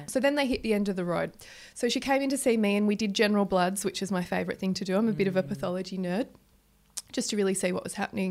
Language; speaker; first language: English; native; English